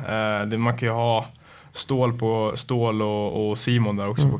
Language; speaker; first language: Swedish; native; Swedish